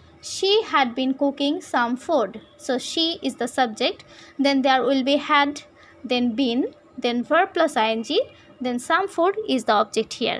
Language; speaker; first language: English; non-native, local second language; Bangla